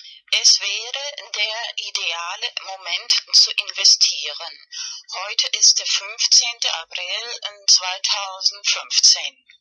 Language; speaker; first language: German; non-native, learner; Spanish